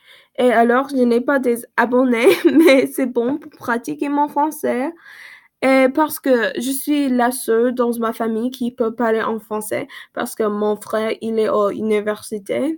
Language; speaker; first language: French; non-native, learner; English